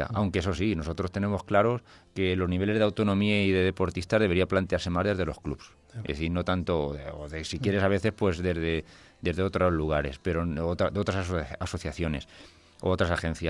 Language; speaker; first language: Spanish; native; Spanish